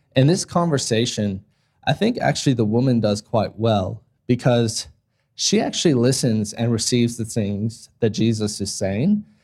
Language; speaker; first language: English; native; English